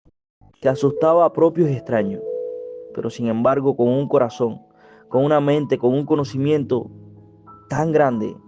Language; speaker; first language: Spanish; native; Spanish